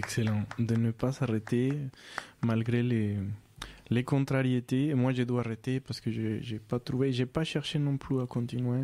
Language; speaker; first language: French; non-native, fluent; Spanish